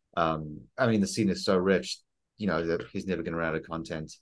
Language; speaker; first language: English; native; English